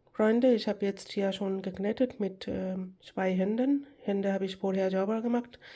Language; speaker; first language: German; non-native, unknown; Bangla